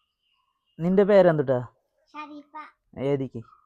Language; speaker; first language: Malayalam; non-native, learner; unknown